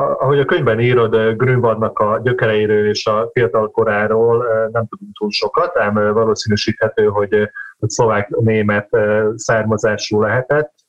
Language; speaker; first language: Hungarian; native; Hungarian